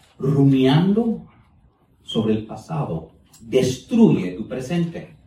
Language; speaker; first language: Spanish; early bilingual, heritage; Spanish